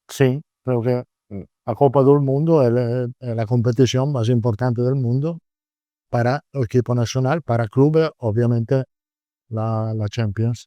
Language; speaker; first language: Portuguese; non-native, learner; Italian